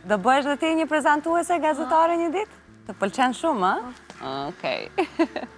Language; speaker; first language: Albanian; native; Albanian